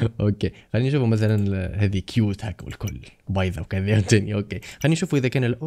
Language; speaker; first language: Arabic; native; Arabic